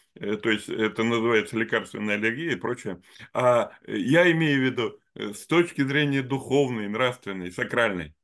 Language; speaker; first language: Russian; native; Russian